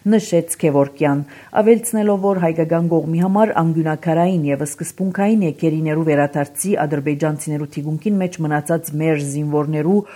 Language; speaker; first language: Armenian; early bilingual, heritage; Armenian